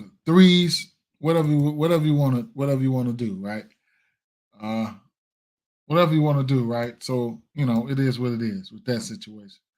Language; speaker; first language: English; native; English